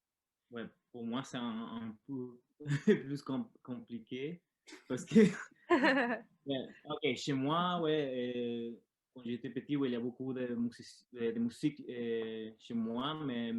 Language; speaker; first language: French; non-native, learner; Spanish